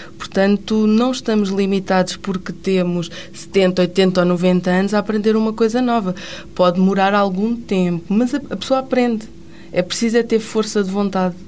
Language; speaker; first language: Portuguese; native; Portuguese